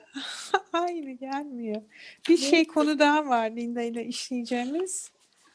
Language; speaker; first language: Turkish; native; Turkish